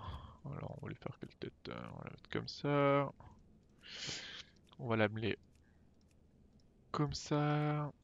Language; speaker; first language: French; native; French